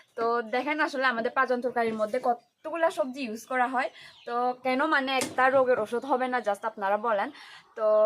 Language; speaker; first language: Bangla; non-native, local second language; Chakma